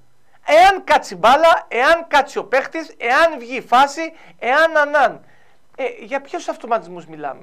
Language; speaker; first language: Greek; native; Greek